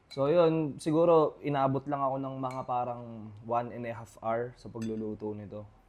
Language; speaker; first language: Filipino; native; Filipino